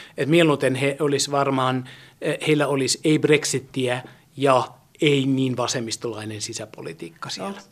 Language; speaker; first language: Finnish; early bilingual, heritage; German